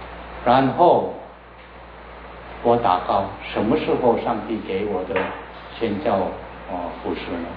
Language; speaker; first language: Chinese; non-native, learner; Korean